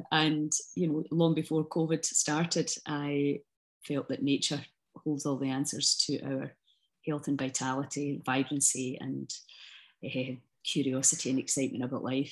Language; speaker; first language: English; native; English